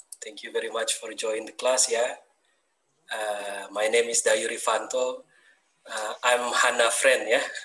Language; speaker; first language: English; non-native, learner; Indonesian